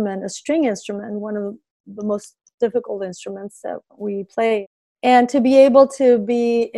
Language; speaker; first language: English; early bilingual, other home language; Spanish